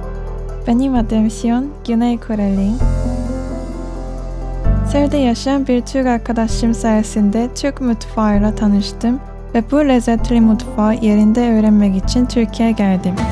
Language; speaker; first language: Turkish; non-native, fluent; Korean